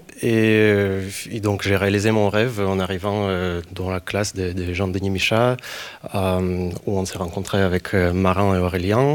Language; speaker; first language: French; non-native, fluent; Ukrainian